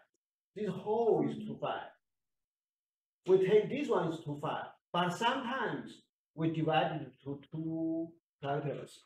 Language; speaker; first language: English; non-native, learner; Chinese